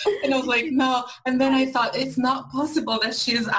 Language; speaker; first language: English; non-native, fluent; Portuguese